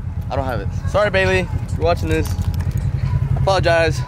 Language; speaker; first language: English; early bilingual, other home language; Spanish